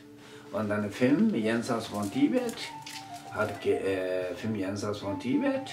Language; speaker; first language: German; non-native, learner; Tibetan